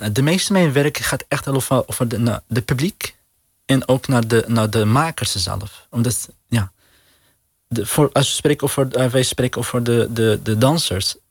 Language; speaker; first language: Dutch; non-native, learner; Arabic